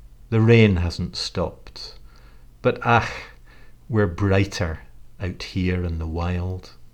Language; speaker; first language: English; native; English